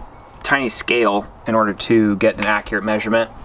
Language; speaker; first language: English; native; English